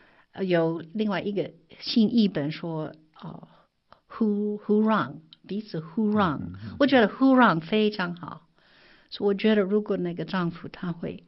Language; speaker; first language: Chinese; non-native, fluent; English